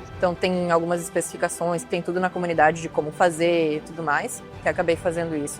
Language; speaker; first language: Portuguese; native; Portuguese